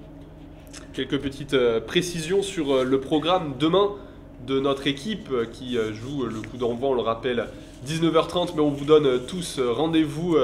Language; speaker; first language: French; native; French